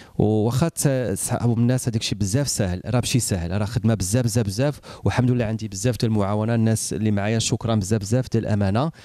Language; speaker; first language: Arabic; early bilingual, heritage; Arabic